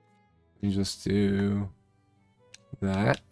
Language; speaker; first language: English; native; English